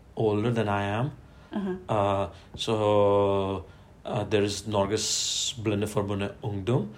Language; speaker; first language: English; non-native, local second language; Gujarati